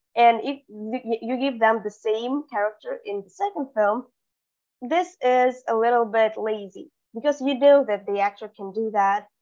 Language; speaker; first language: English; non-native, fluent; Russian